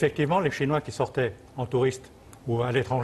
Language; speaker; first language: French; early bilingual, other home language; Chinese